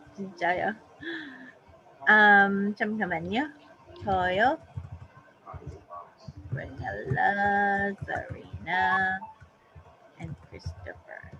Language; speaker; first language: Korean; non-native, learner; English